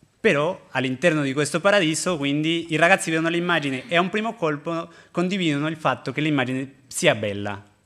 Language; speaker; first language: Italian; non-native, fluent; Spanish